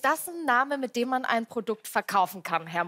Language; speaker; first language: German; native; German